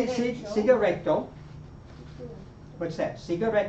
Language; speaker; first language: Spanish; non-native, fluent; English